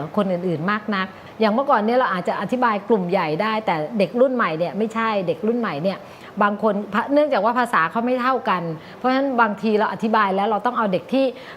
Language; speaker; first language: Thai; native; Thai